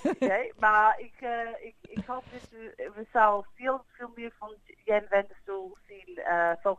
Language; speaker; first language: Dutch; early bilingual, heritage; English